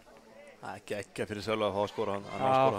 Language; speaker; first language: Icelandic; native; Icelandic